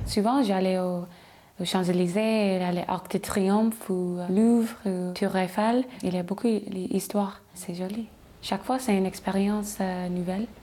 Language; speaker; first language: French; non-native, learner; English